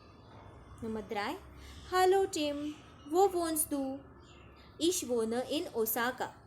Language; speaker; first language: German; non-native, fluent; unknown